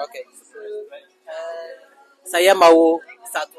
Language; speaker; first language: Indonesian; non-native, learner; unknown